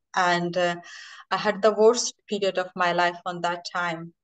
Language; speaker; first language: English; non-native, fluent; Persian